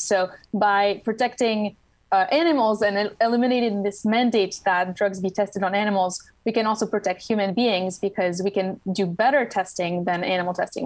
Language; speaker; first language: English; non-native, fluent; French